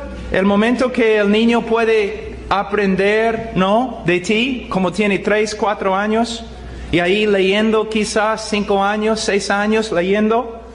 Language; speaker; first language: Spanish; non-native, fluent; English